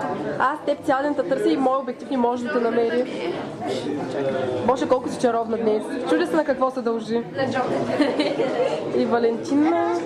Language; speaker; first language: Bulgarian; native; Bulgarian